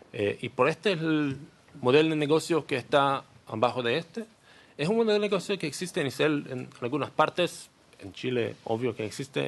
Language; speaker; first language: Spanish; non-native, learner; Hebrew